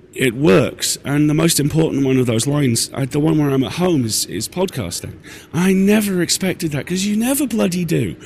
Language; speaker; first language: English; native; English